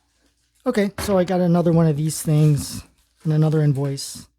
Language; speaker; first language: English; native; English